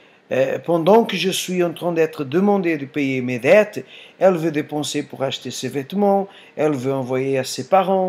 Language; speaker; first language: French; non-native, fluent; Portuguese